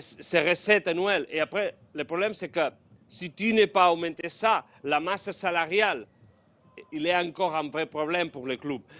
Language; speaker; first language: French; non-native, fluent; Spanish